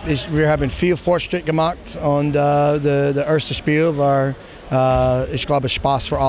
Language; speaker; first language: German; non-native, learner; English